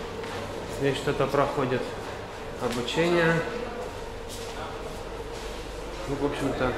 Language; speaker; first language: Russian; native; Russian